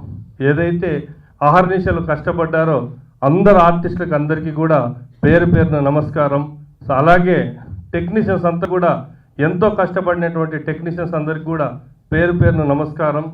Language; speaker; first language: Telugu; native; Telugu